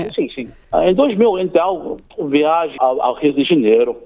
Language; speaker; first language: Portuguese; non-native, learner; English